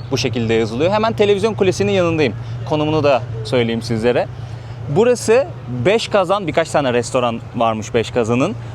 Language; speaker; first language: Turkish; native; Turkish